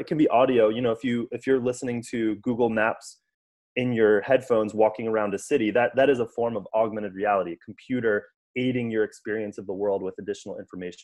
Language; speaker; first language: English; native; English